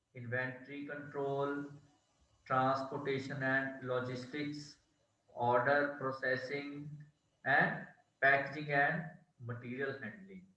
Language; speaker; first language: English; non-native, local second language; Punjabi